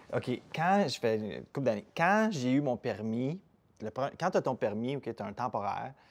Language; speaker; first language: French; native; French